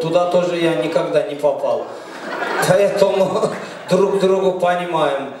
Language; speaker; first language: Russian; non-native, learner; Kyrgyz